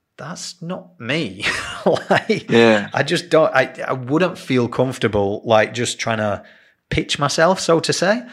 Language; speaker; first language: English; native; English